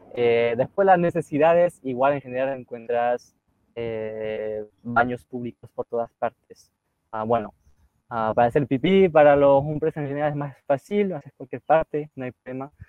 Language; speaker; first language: Spanish; non-native, fluent; French